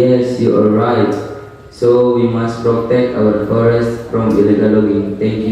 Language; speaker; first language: English; non-native, learner; Indonesian